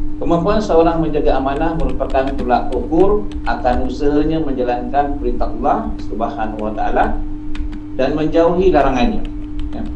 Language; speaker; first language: Malay; native; Malay